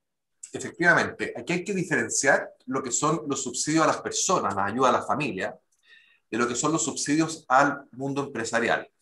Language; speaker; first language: Spanish; native; Spanish